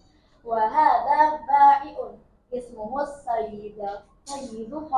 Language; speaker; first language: Arabic; non-native, learner; Indonesian